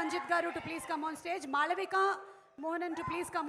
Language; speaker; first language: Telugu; native; Telugu